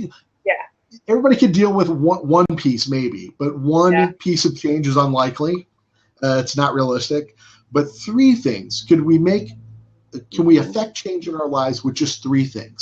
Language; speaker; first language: English; native; English